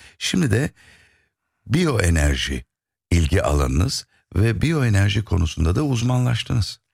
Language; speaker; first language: Turkish; native; Turkish